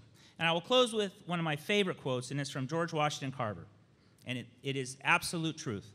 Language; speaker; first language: English; native; English